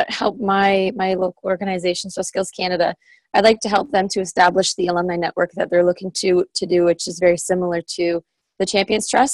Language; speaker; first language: English; native; English